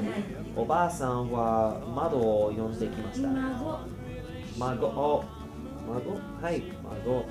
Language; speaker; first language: Japanese; non-native, learner; English